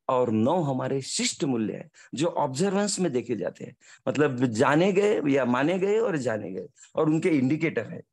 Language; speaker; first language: Hindi; non-native, local second language; Marathi